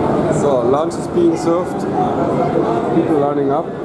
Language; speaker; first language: English; non-native, fluent; German